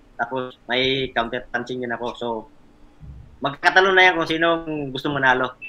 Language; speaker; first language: Filipino; native; Filipino